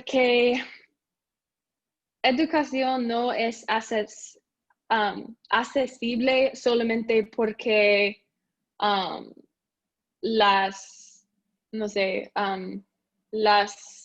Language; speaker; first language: Spanish; non-native, learner; English